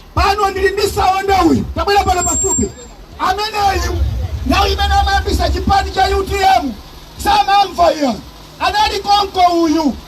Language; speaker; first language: Nyanja; native; Nyanja